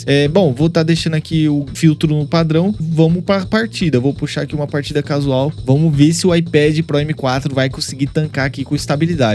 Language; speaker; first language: Portuguese; native; Portuguese